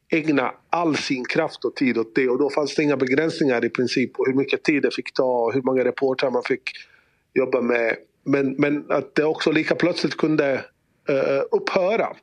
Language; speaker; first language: Swedish; early bilingual, other home language; Bosnian